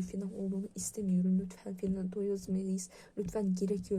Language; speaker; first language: Turkish; non-native, learner; Russian